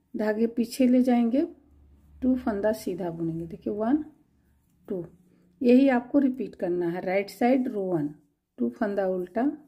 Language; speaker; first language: Hindi; native; Hindi